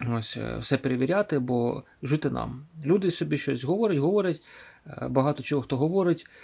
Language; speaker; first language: Ukrainian; non-native, local second language; Russian